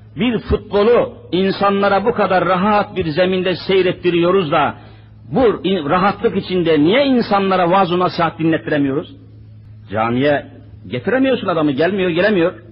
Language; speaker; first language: Turkish; native; Turkish